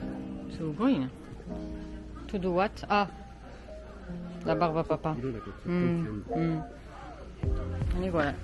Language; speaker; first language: Japanese; non-native, fluent; French